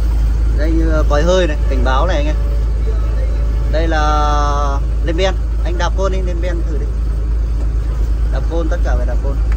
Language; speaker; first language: Vietnamese; native; Vietnamese